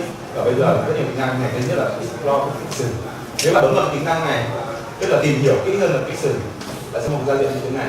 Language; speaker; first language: Vietnamese; native; Vietnamese